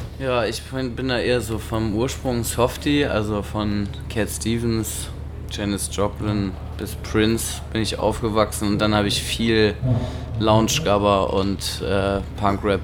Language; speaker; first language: German; native; German